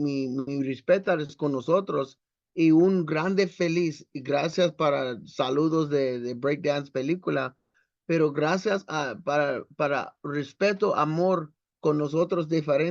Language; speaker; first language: Spanish; non-native, learner; English